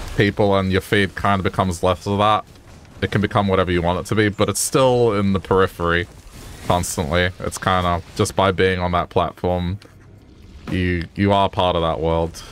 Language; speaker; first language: English; native; English